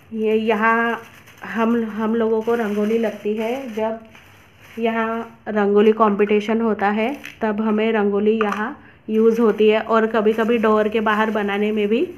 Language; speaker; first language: Hindi; non-native, local second language; Marathi